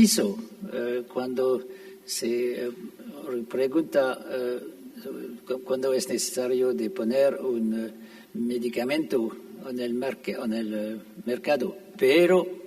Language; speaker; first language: Spanish; non-native, fluent; French